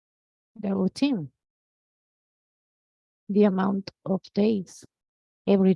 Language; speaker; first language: English; non-native, learner; Spanish